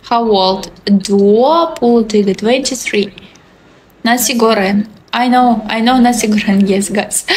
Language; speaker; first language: English; non-native, learner; Russian